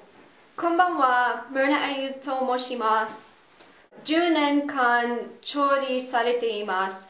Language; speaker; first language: Japanese; non-native, learner; English